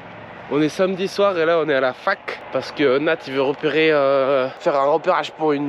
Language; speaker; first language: French; native; French